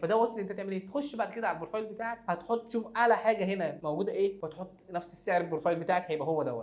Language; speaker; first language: Arabic; native; Arabic